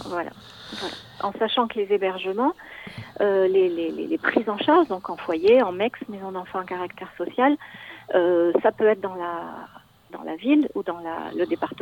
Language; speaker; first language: French; native; French